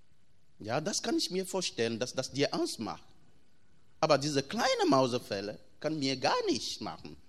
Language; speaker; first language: German; non-native, fluent; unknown